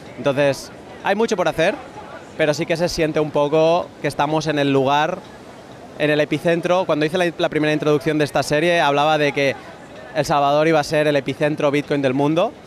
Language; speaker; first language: Spanish; native; Spanish